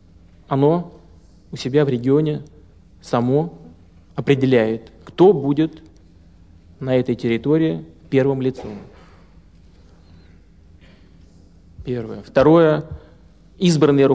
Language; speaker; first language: Russian; native; Russian